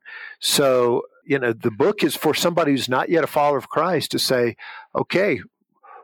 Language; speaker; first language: English; native; English